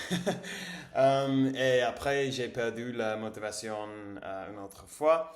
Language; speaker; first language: French; non-native, learner; English